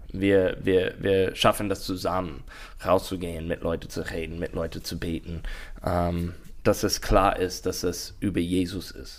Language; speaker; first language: German; non-native, learner; English